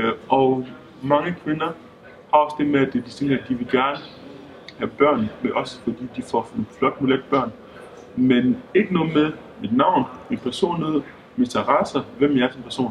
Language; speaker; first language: Danish; early bilingual, other home language; Lingala